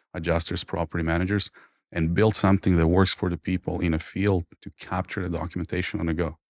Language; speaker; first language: English; non-native, fluent; Croatian